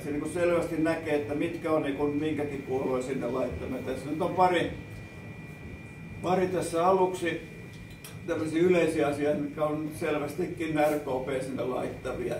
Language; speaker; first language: Finnish; native; Finnish